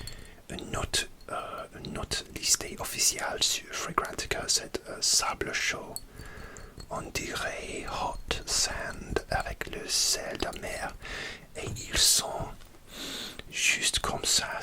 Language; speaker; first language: French; non-native, learner; English